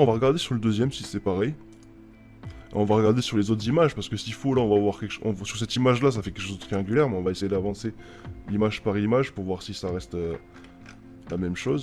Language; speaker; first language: French; native; French